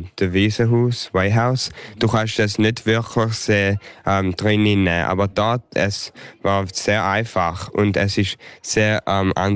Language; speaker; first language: German; early bilingual, heritage; English